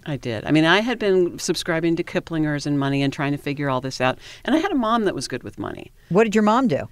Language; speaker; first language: English; native; English